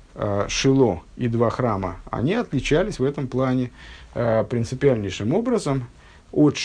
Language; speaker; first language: Russian; native; Russian